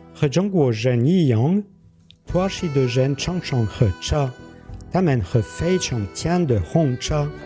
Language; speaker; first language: Chinese; non-native, learner; French